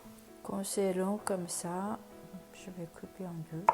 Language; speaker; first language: French; non-native, learner; Japanese